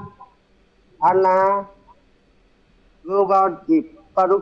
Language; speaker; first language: Russian; non-native, learner; Vietnamese